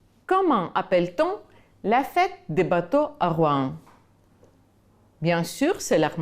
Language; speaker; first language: French; non-native, fluent; Ukrainian